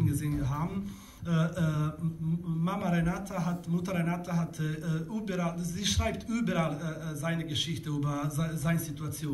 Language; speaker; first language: German; non-native, learner; Bosnian